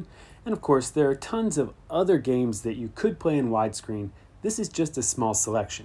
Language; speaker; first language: English; native; English